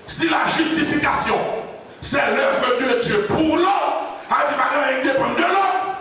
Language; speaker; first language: French; non-native, local second language; Haitian Creole